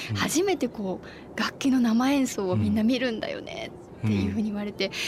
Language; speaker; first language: Japanese; native; Japanese